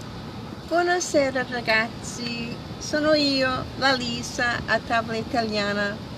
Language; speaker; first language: Italian; early bilingual, heritage; English